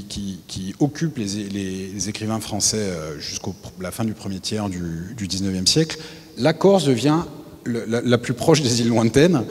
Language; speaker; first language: French; native; French